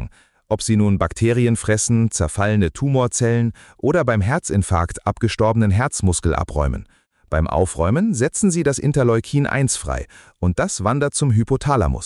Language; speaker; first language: German; native; German